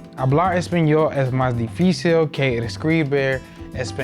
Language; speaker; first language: Spanish; non-native, learner; English